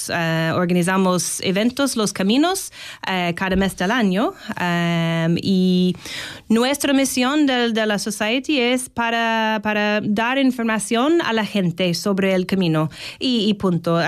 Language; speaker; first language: Spanish; non-native, fluent; English